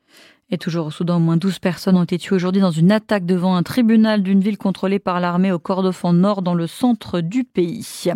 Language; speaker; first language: French; native; French